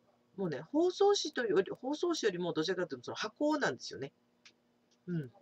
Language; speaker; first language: Japanese; native; Japanese